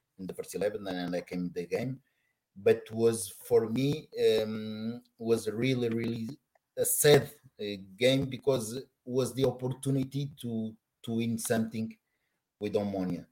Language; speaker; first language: English; non-native, learner; Portuguese